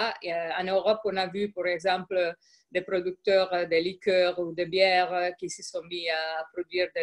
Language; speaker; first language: French; non-native, fluent; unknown